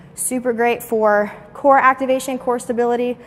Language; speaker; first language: English; native; English